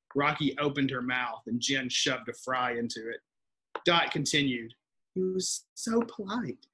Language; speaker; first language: English; native; English